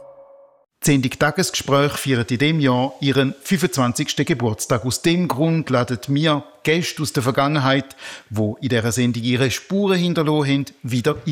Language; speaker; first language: German; native; German